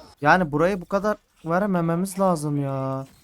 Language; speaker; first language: Turkish; native; Turkish